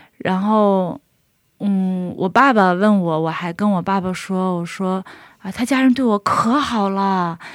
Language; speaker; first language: Chinese; native; Chinese